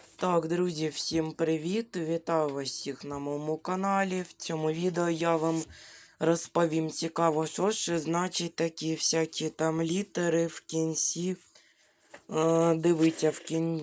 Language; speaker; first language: Ukrainian; non-native, local second language; Russian